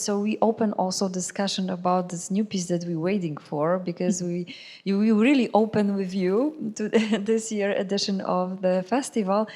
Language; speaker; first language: English; non-native, fluent; Polish